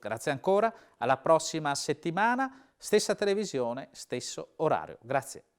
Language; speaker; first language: Italian; native; Italian